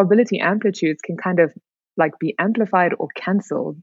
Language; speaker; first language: English; native; English